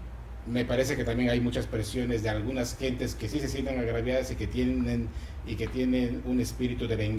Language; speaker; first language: Spanish; native; Spanish